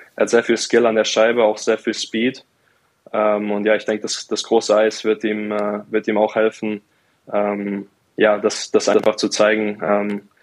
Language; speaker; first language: German; native; German